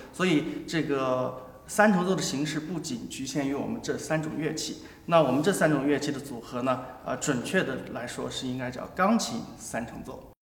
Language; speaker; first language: Chinese; native; Chinese